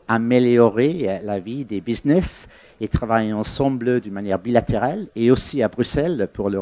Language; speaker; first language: French; non-native, fluent; English